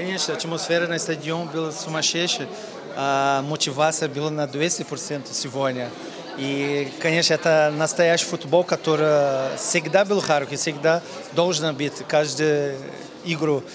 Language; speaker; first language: Russian; non-native, learner; Portuguese